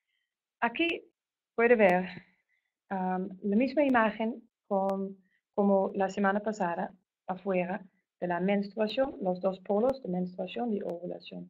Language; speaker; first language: Spanish; non-native, fluent; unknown